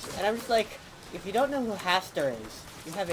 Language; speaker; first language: English; native; English